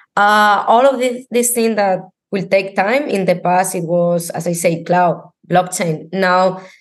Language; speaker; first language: English; non-native, fluent; Spanish